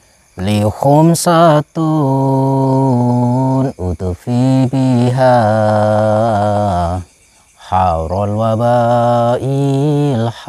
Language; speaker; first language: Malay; non-native, local second language; Javanese